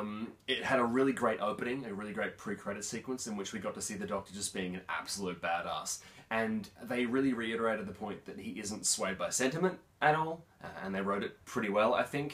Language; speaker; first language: English; native; English